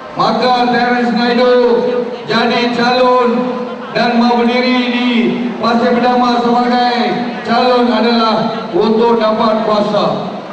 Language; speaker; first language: Malay; non-native, local second language; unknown